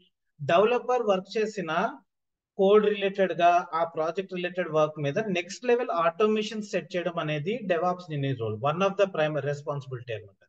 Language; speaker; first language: Telugu; native; Telugu